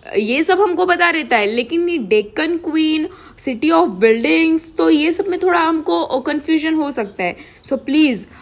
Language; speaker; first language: Hindi; non-native, local second language; Gujarati